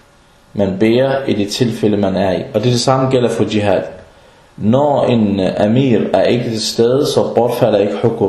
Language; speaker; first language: Danish; early bilingual, other home language; Arabic